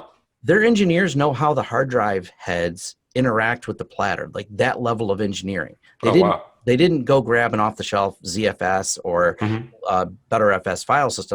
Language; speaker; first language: English; native; English